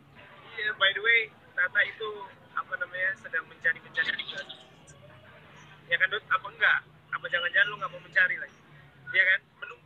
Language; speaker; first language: Indonesian; native; Indonesian